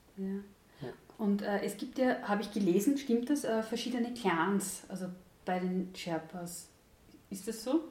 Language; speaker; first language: German; native; German